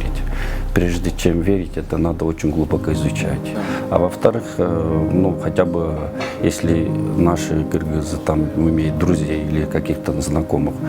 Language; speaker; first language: Russian; non-native, local second language; Kyrgyz